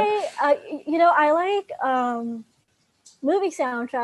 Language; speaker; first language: English; non-native, local second language; Urdu